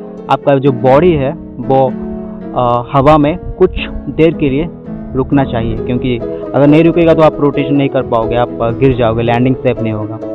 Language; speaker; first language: Hindi; non-native, local second language; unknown